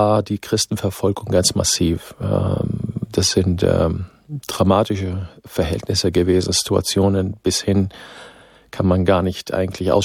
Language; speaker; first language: German; non-native, fluent; Arabic